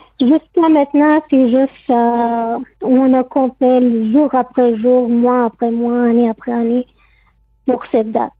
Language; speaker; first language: French; non-native, learner; Arabic